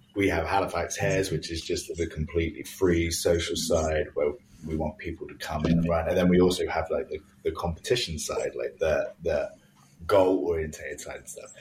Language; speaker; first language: English; native; English